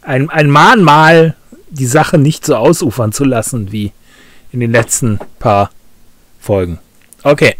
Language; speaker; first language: German; native; German